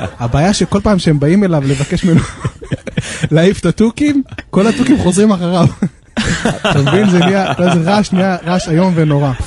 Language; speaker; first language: Hebrew; native; Hebrew